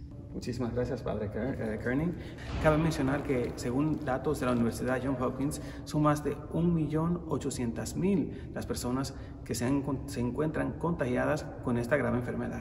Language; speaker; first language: Spanish; native; Spanish